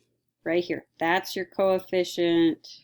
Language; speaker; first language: English; native; English